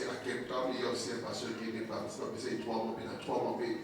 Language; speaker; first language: French; non-native, local second language; Lingala